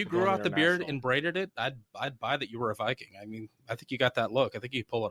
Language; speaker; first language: English; native; English